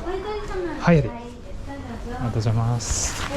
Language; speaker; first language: Japanese; non-native, learner; Korean